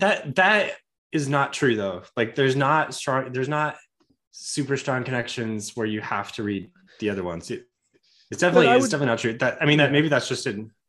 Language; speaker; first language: English; native; English